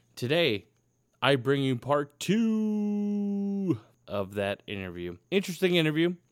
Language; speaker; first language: English; early bilingual, other home language; Spanish